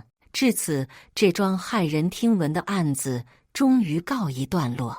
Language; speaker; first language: Chinese; native; Chinese